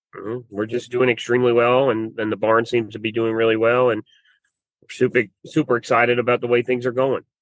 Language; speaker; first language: English; native; English